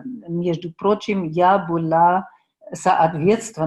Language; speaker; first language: Russian; non-native, fluent; German